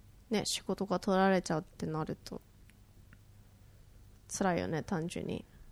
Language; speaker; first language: Japanese; native; Japanese